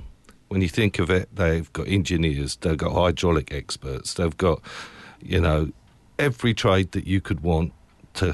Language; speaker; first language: English; native; English